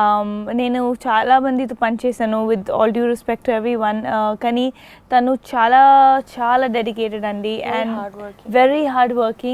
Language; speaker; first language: Telugu; non-native, local second language; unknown